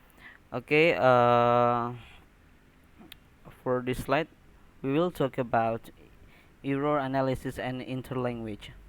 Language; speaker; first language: English; non-native, learner; Indonesian